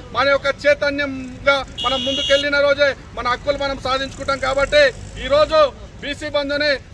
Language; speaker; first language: Telugu; native; Telugu